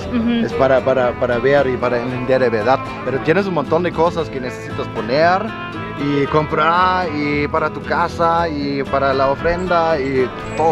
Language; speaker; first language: Spanish; non-native, fluent; German